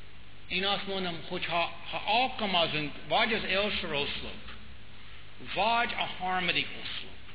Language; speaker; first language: Hungarian; non-native, fluent; English